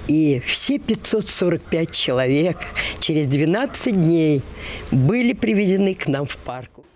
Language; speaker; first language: Russian; native; Russian